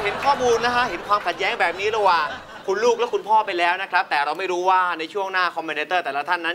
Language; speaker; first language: Thai; native; Thai